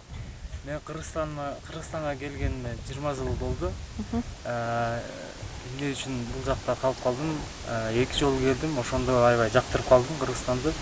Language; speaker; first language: Kyrgyz; non-native, fluent; French